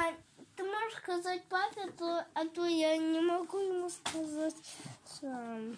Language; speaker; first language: Russian; early bilingual, heritage; Russian